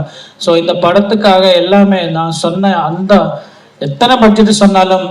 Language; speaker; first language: Tamil; non-native, learner; Malayalam